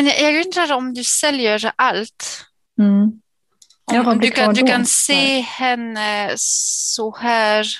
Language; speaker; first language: Swedish; non-native, fluent; English